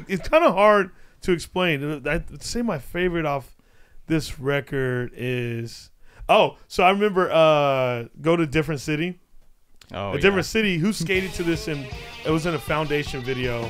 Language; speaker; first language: English; native; English